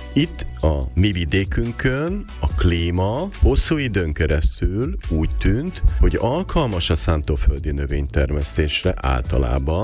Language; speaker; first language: Hungarian; native; Hungarian